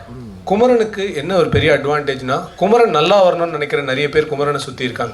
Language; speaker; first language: Tamil; native; Tamil